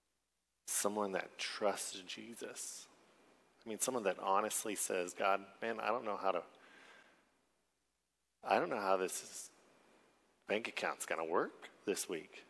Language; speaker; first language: English; native; English